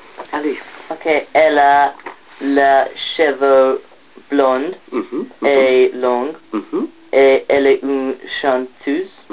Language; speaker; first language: French; non-native, learner; English